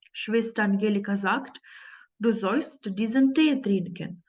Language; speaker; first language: German; non-native, fluent; Ukrainian